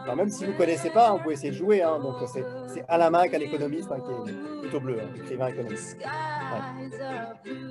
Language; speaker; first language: French; native; French